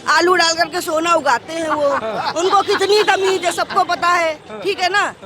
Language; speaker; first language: Hindi; native; Hindi